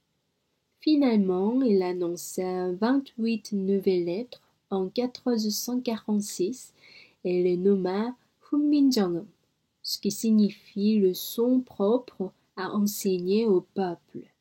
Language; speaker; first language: French; non-native, learner; Korean